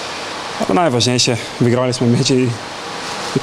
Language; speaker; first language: Polish; non-native, learner; Bulgarian